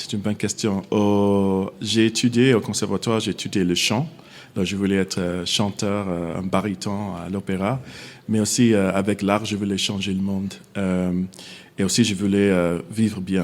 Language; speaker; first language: French; non-native, fluent; English